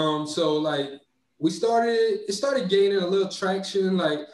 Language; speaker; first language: English; native; English